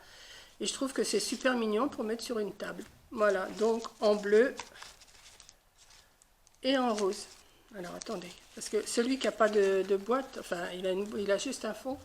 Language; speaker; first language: French; native; French